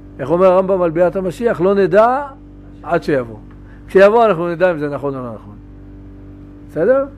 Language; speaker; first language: Hebrew; native; Hebrew